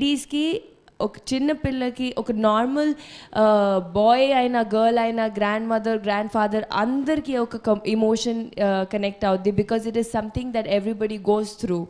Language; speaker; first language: Telugu; non-native, fluent; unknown